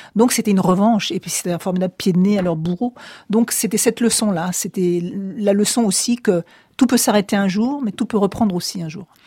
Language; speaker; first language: French; native; French